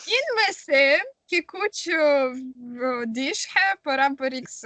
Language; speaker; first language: Hindi; non-native, learner; Russian